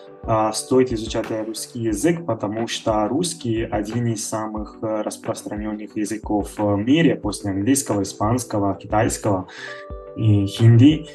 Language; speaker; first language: Russian; non-native, fluent; Italian